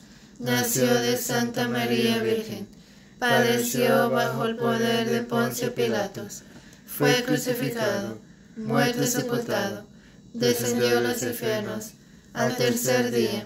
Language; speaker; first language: Spanish; native; Spanish